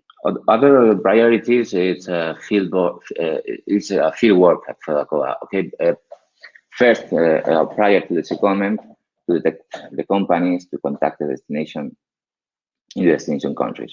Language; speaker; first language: English; non-native, learner; Spanish